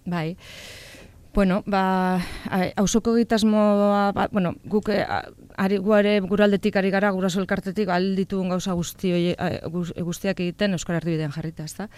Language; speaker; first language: Basque; non-native, local second language; Spanish